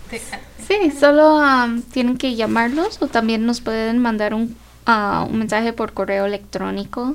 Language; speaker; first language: Spanish; early bilingual, heritage; Spanish